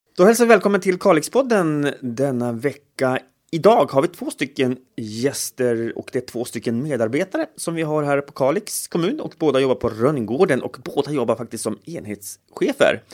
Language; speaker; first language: Swedish; native; Swedish